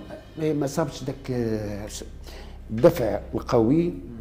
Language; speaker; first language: Arabic; native; Arabic